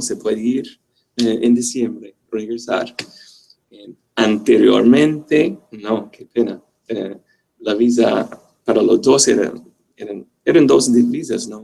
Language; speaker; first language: Spanish; non-native, fluent; English